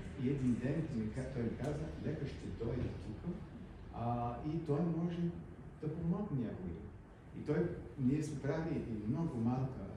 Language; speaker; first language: Bulgarian; early bilingual, heritage; English